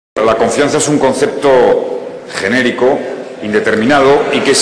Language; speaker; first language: Spanish; native; Spanish